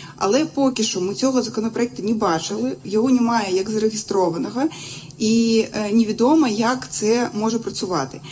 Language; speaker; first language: Ukrainian; native; Ukrainian